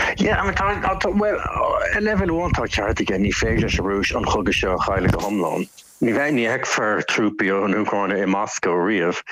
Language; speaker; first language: Irish; non-native, local second language; English